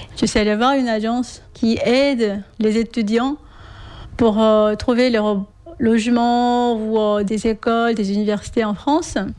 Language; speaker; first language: French; non-native, fluent; Korean